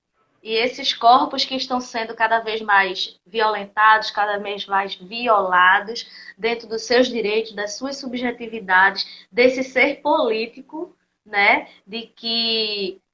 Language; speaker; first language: Portuguese; native; Portuguese